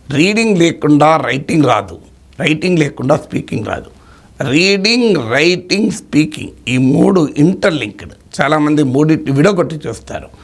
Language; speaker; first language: Telugu; native; Telugu